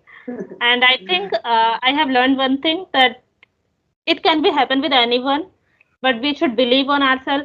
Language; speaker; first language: English; non-native, local second language; Hindi